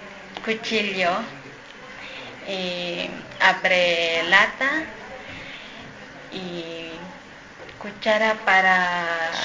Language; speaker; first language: Spanish; non-native, learner; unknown